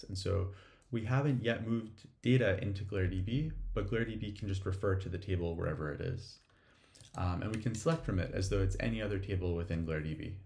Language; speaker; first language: English; native; English